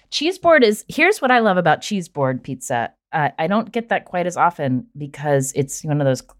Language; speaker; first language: English; native; English